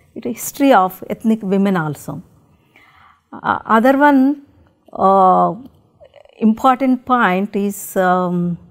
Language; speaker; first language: English; non-native, local second language; Telugu